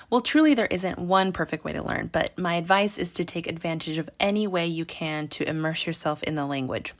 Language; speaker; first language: English; early bilingual, other home language; Spanish